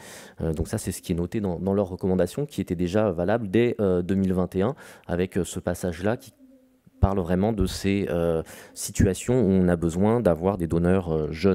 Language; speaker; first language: French; native; French